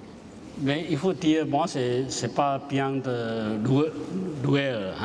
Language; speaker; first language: French; non-native, learner; Chinese